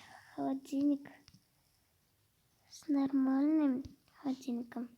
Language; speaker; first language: Russian; non-native, local second language; Kazakh